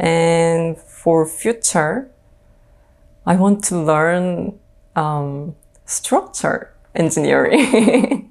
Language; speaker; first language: English; non-native, fluent; Korean